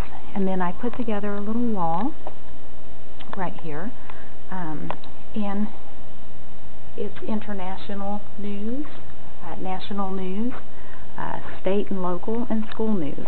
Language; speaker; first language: English; native; English